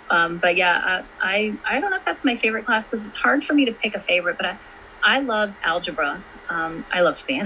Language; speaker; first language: English; native; English